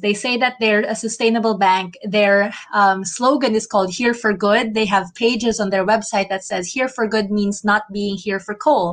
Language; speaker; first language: English; non-native, local second language; Filipino